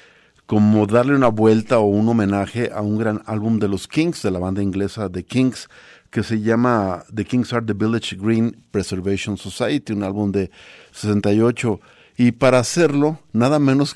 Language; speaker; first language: Spanish; native; Spanish